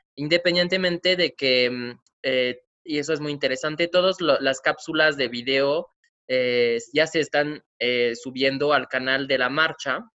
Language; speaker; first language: Spanish; non-native, fluent; French